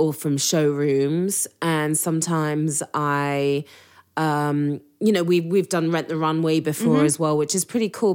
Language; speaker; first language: English; native; English